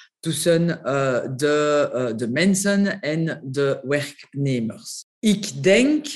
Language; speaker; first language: Dutch; non-native, local second language; French